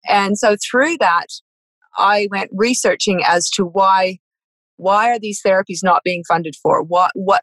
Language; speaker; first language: English; native; English